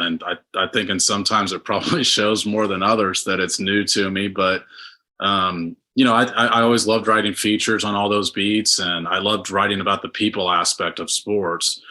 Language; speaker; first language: English; native; English